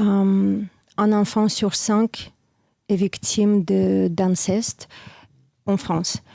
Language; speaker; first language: French; non-native, fluent; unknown